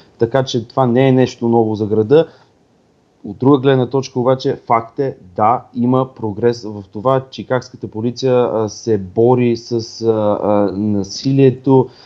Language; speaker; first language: Bulgarian; native; Bulgarian